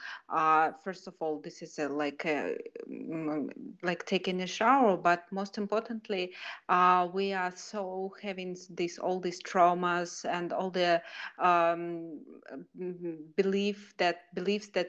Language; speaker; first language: English; non-native, fluent; Kazakh